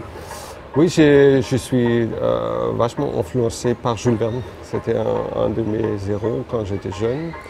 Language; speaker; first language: French; non-native, fluent; German